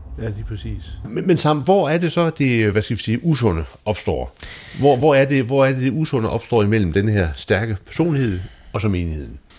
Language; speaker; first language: Danish; native; Danish